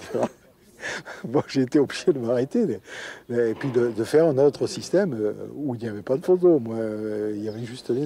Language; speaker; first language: French; native; French